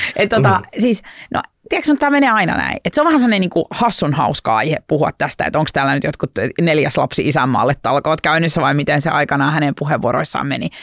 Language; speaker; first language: Finnish; native; Finnish